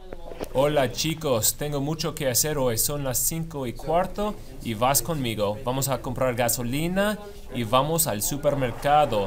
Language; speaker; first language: Spanish; non-native, fluent; English